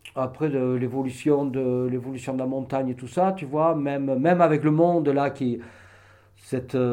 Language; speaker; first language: French; native; French